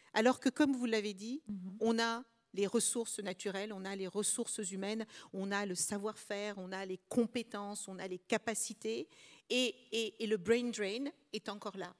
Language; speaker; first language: French; early bilingual, other home language; Kabuverdianu